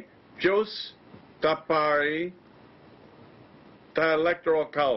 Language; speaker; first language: Greek; non-native, fluent; English